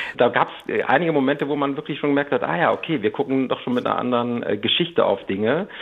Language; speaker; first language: German; native; German